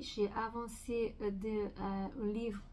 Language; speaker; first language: French; non-native, fluent; Portuguese